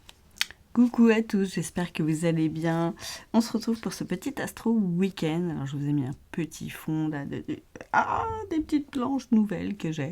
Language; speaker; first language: French; native; French